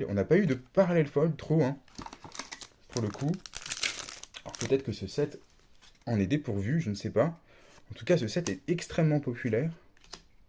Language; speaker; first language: French; native; French